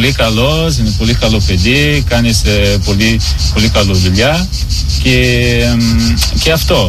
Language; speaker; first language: Greek; non-native, learner; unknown